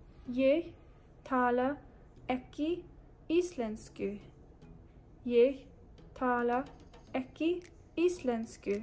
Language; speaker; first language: Icelandic; non-native, learner; English